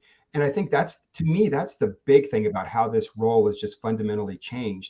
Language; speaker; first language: English; native; English